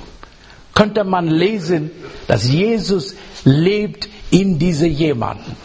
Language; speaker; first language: German; non-native, fluent; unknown